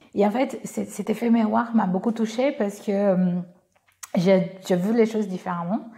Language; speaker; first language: French; non-native, fluent; Portuguese